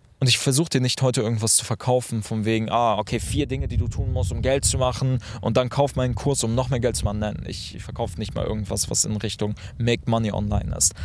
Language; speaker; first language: German; early bilingual, other home language; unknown